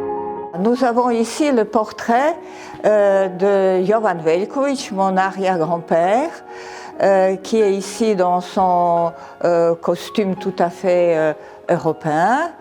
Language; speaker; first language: French; non-native, fluent; Serbian